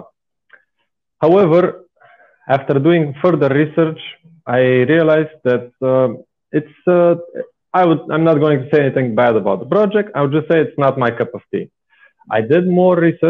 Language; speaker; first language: English; non-native, fluent; Bulgarian